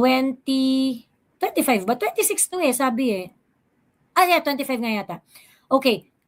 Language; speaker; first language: Filipino; native; Filipino